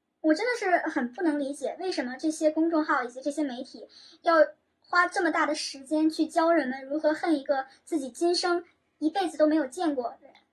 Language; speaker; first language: Chinese; native; Chinese